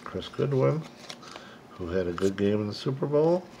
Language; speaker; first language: English; native; English